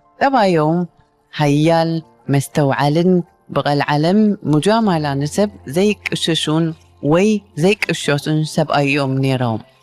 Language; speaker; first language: Tigrinya; native; Tigrinya